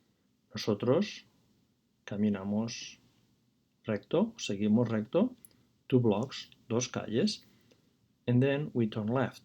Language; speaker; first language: Spanish; non-native, fluent; English